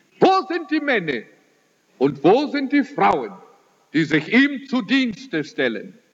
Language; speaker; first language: German; early bilingual, heritage; German